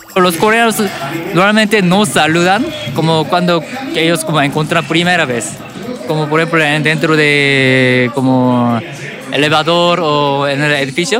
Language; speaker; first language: Spanish; non-native, learner; Korean